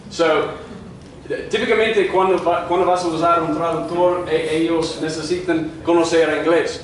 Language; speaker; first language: Spanish; non-native, fluent; English